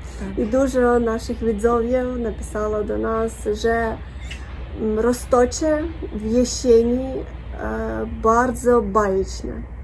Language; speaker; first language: Polish; non-native, learner; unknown